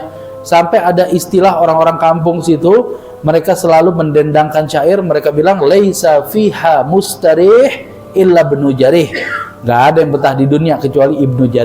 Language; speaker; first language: Indonesian; native; Indonesian